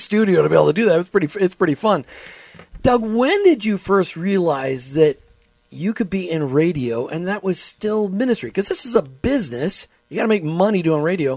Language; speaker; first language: English; native; English